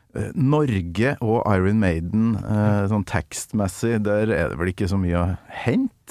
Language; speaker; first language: Norwegian; native; Norwegian